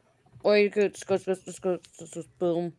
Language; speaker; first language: English; native; English